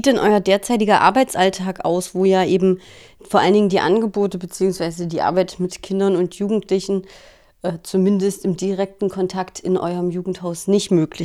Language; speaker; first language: German; native; German